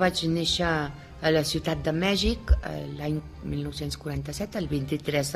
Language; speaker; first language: Catalan; early bilingual, heritage; Catalan